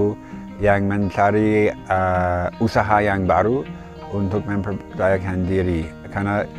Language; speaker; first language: Indonesian; non-native, fluent; English